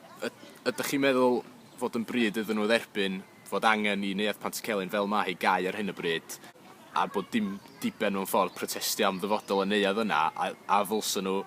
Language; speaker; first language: Welsh; native; Welsh